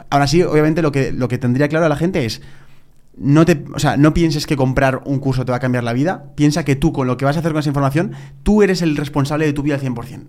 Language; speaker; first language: Spanish; native; Spanish